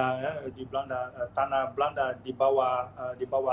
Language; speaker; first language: Indonesian; non-native, fluent; Dutch